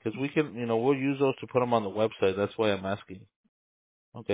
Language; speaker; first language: English; early bilingual, other home language; Spanish